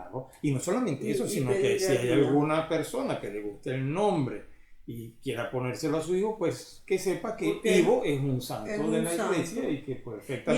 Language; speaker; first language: Spanish; native; Spanish